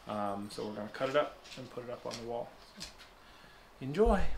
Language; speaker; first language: English; native; English